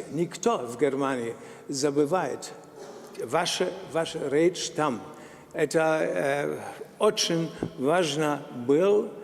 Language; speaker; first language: Russian; non-native, learner; German